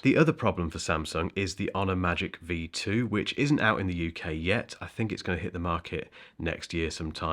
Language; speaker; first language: English; native; English